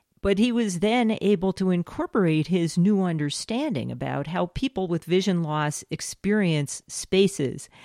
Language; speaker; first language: English; native; English